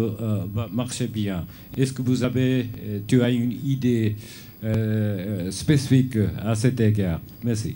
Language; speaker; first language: French; non-native, fluent; Japanese